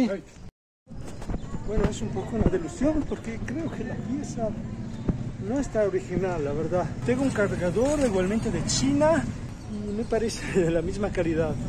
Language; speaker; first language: Spanish; non-native, learner; Italian